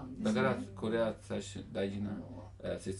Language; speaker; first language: Japanese; non-native, learner; Italian